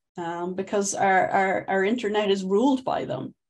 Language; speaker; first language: English; native; English